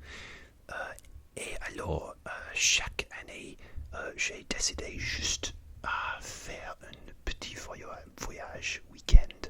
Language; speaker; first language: French; non-native, learner; English